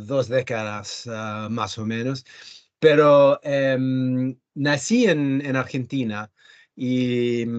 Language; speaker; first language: Spanish; early bilingual, heritage; Spanish